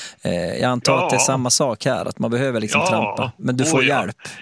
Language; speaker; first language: Swedish; native; Swedish